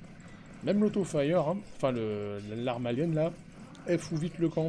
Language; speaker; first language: French; native; French